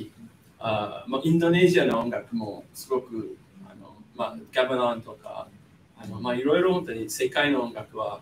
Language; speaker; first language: Japanese; non-native, fluent; English